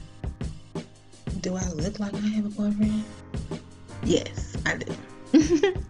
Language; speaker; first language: English; native; English